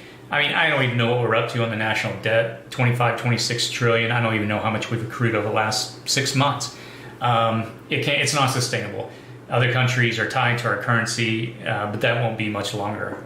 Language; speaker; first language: English; native; English